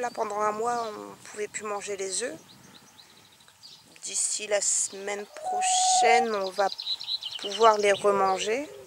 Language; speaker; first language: French; native; French